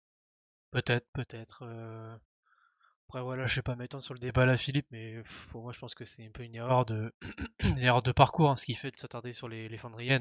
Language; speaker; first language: French; native; French